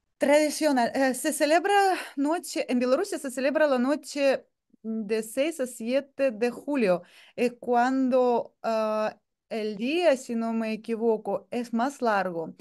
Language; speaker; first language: Spanish; non-native, fluent; Russian